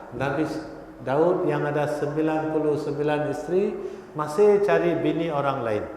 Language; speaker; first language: Malay; non-native, local second language; Tamil